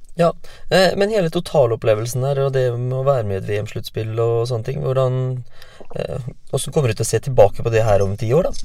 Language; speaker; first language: Norwegian; native; Norwegian